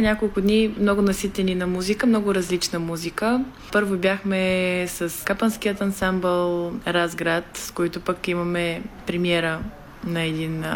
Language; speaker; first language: Bulgarian; native; Bulgarian